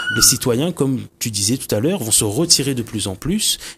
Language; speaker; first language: French; native; French